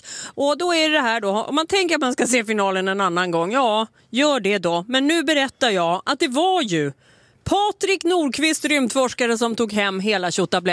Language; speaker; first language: Swedish; native; Swedish